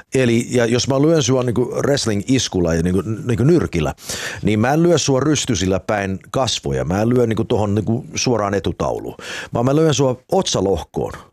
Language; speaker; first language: Finnish; early bilingual, heritage; Finnish